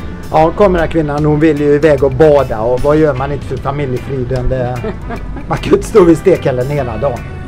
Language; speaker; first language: Swedish; native; Swedish